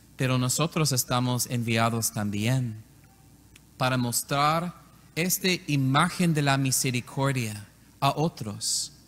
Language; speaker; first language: Spanish; non-native, learner; English